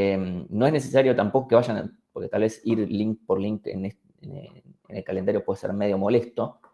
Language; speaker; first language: Spanish; native; Spanish